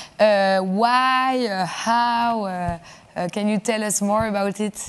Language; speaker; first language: English; non-native, fluent; French